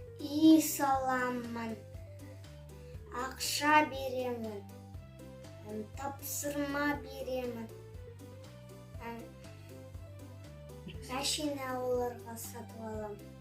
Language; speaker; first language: Kazakh; non-native, local second language; Russian